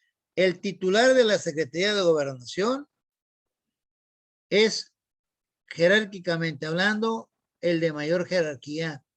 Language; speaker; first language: Spanish; native; Spanish